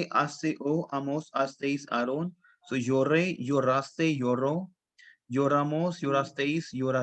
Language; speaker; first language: Spanish; non-native, fluent; Hindi